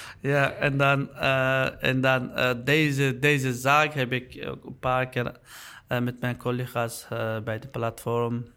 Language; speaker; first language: Dutch; non-native, learner; Uyghur